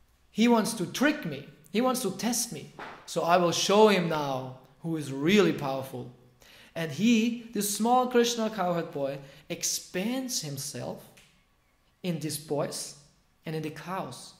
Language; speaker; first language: English; non-native, fluent; German